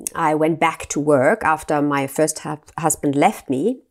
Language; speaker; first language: English; non-native, fluent; German